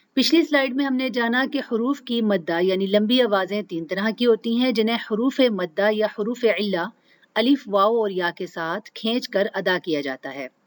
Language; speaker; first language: Urdu; native; Urdu